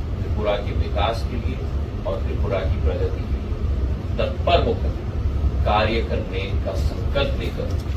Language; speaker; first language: Hindi; native; Hindi